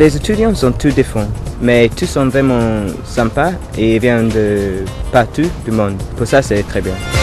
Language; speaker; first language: French; non-native, fluent; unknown